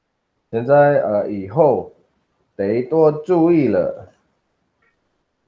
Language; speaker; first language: Chinese; non-native, learner; Indonesian